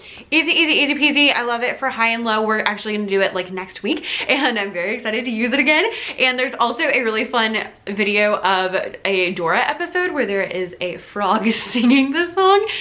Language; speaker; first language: English; native; English